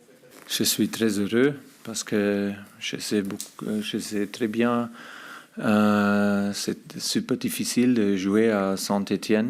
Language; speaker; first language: French; non-native, fluent; German